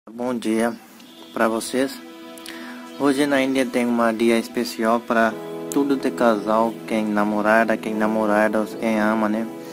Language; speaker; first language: Portuguese; non-native, learner; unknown